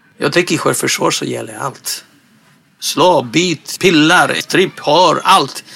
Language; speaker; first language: Swedish; non-native, fluent; Spanish